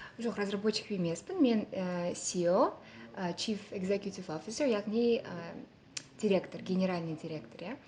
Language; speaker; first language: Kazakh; non-native, local second language; Russian